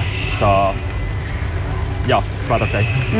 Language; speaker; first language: Swedish; non-native, learner; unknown